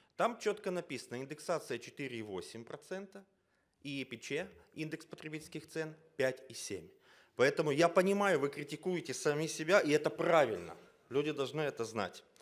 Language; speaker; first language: Russian; native; Russian